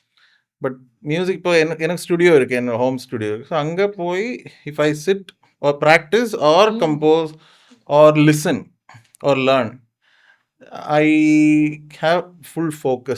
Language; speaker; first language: Tamil; non-native, fluent; Malayalam